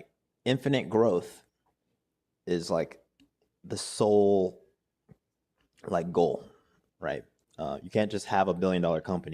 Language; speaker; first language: English; native; English